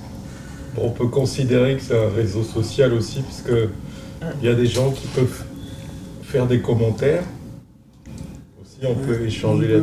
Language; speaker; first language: French; native; French